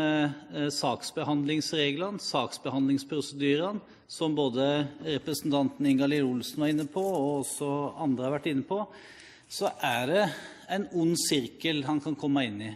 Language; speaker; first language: Norwegian; native; Norwegian